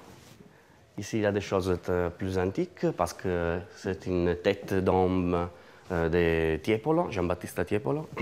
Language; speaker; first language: French; non-native, learner; Italian